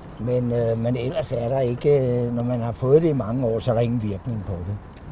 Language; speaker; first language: Danish; native; Danish